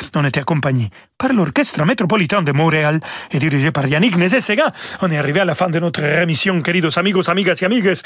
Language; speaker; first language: French; non-native, fluent; Spanish